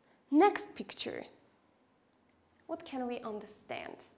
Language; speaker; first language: English; non-native, fluent; Armenian